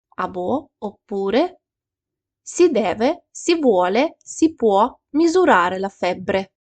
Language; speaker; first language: Italian; non-native, fluent; Ukrainian